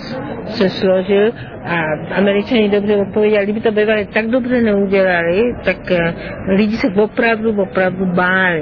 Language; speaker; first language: Czech; non-native, fluent; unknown